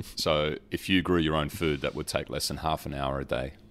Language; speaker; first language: English; early bilingual, other home language; Dutch